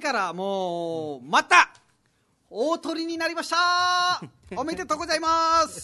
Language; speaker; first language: Japanese; non-native, fluent; Nepali